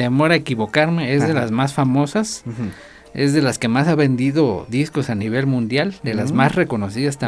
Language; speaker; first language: Spanish; native; Spanish